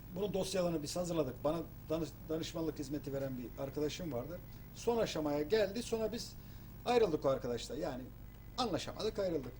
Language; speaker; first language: Turkish; native; Turkish